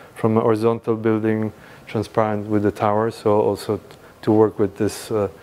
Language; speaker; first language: English; non-native, fluent; Italian